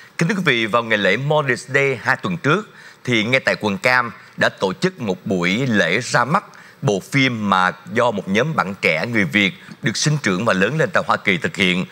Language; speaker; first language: Vietnamese; native; Vietnamese